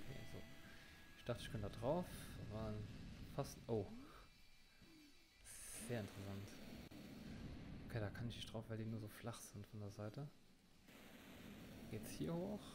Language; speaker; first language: German; native; German